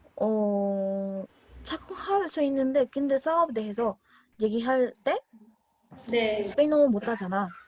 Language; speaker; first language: Korean; non-native, fluent; Spanish